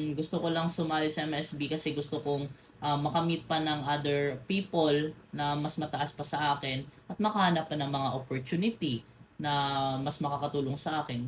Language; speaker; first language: Filipino; non-native, local second language; Cebuano